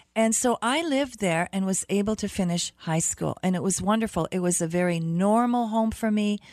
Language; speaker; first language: English; early bilingual, other home language; German